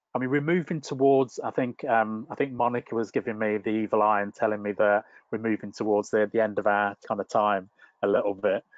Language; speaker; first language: English; native; English